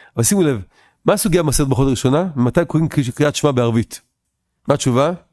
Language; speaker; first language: Hebrew; native; Hebrew